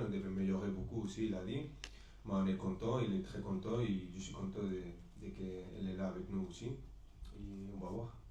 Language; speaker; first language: French; non-native, fluent; Spanish